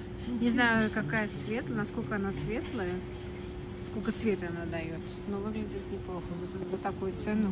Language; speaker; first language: Russian; native; Russian